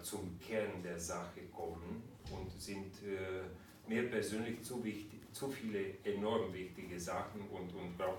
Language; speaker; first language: German; non-native, fluent; Romanian